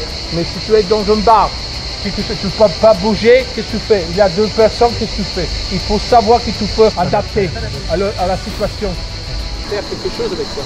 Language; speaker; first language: French; non-native, fluent; English